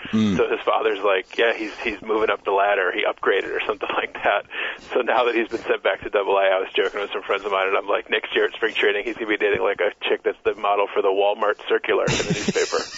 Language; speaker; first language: English; native; English